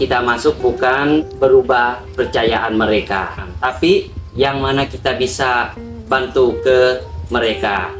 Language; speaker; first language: Indonesian; non-native, learner; Thai